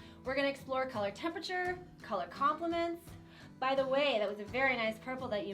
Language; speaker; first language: English; native; English